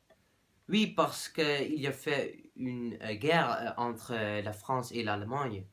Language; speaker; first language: French; non-native, learner; Dutch